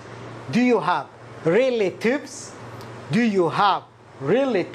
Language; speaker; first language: English; non-native, fluent; Arabic